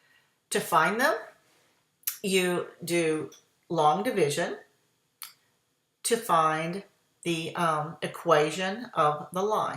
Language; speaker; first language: English; native; English